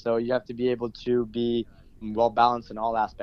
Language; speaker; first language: English; native; English